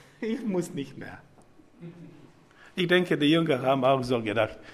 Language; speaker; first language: German; non-native, fluent; Serbian